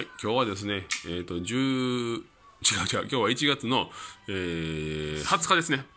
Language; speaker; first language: Japanese; native; Japanese